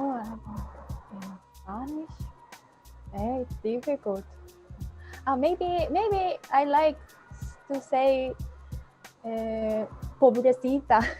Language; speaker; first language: English; non-native, fluent; Japanese